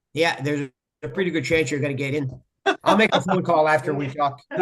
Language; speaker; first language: English; native; English